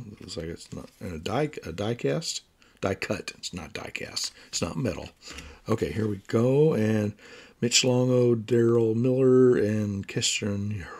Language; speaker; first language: English; native; English